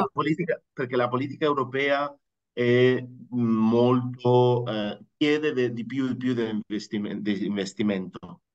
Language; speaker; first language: Italian; non-native, fluent; Spanish